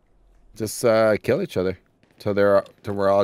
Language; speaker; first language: English; native; English